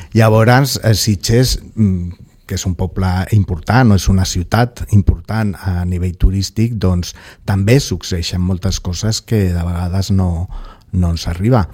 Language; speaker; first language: Catalan; non-native, local second language; Spanish